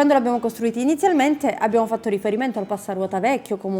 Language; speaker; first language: Italian; native; Italian